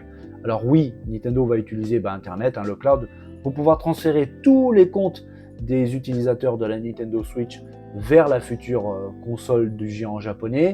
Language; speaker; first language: French; native; French